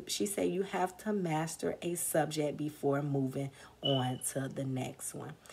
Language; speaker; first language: English; native; English